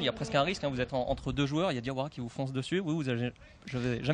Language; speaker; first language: French; native; French